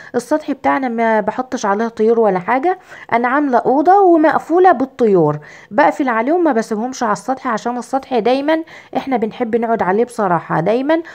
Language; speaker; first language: Arabic; native; Arabic